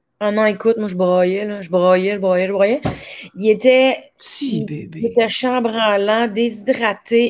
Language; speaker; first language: French; native; French